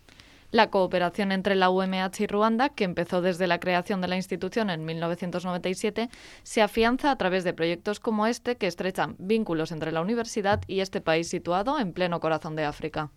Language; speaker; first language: Spanish; native; Spanish